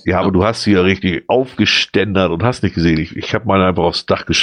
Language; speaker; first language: German; native; German